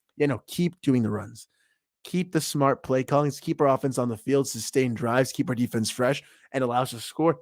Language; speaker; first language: English; native; English